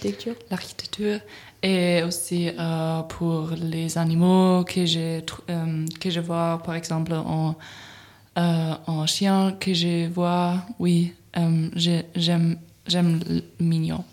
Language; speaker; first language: French; non-native, learner; German